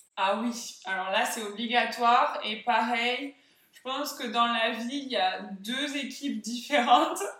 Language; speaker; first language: French; native; French